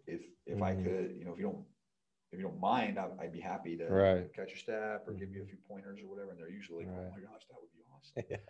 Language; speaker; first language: English; native; English